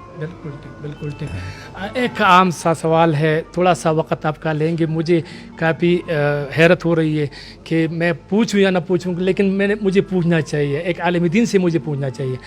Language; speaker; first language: Urdu; non-native, local second language; Pashto